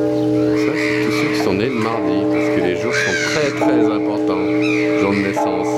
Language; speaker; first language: French; native; French